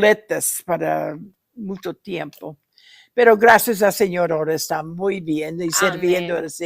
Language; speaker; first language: Spanish; non-native, fluent; English